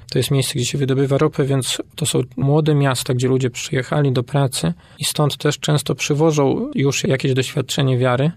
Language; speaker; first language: Polish; native; Polish